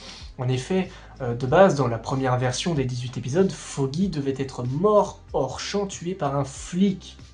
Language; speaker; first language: French; native; French